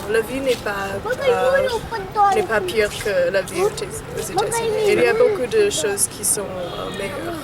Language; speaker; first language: French; early bilingual, heritage; Chinese